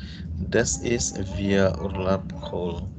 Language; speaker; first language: German; non-native, learner; Indonesian